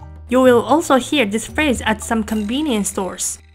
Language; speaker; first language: English; non-native, fluent; Japanese